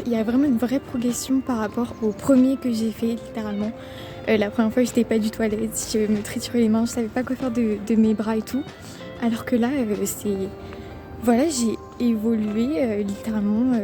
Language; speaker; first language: French; native; French